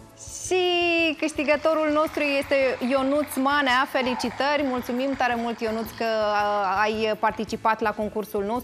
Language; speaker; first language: Romanian; native; Romanian